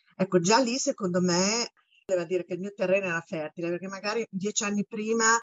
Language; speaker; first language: Italian; native; Italian